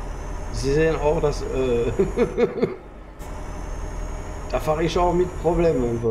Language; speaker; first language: German; non-native, fluent; French